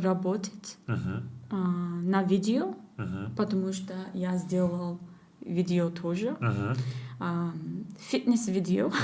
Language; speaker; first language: Russian; non-native, learner; English